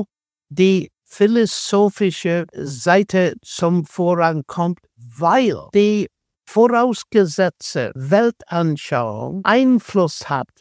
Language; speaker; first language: German; non-native, fluent; English